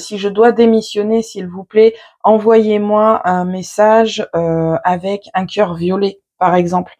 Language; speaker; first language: French; native; French